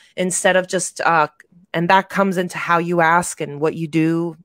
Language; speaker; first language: English; native; English